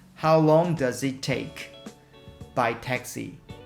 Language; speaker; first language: English; non-native, fluent; Korean